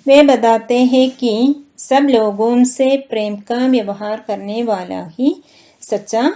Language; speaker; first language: Hindi; non-native, local second language; Malayalam